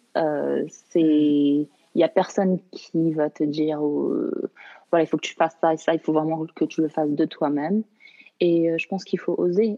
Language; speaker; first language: French; early bilingual, other home language; Arabic